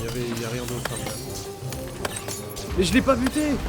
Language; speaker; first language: French; native; French